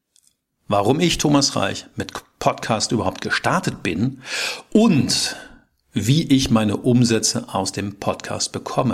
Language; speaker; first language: German; native; German